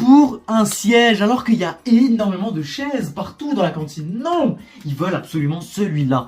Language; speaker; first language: French; native; French